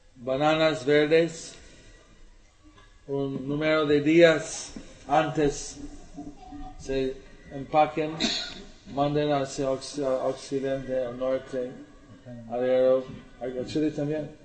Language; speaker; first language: Spanish; non-native, learner; English